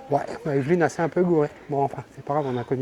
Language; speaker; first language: French; native; French